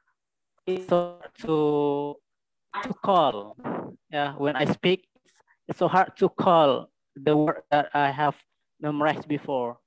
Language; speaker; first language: English; non-native, learner; Indonesian